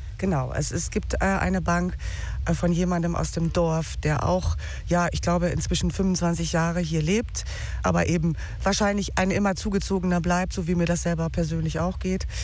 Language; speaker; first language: German; native; German